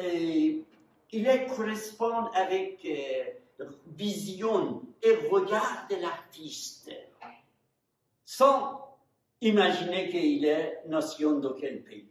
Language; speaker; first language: French; non-native, fluent; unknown